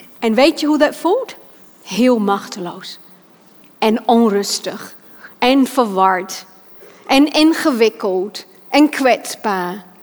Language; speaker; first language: Dutch; non-native, fluent; English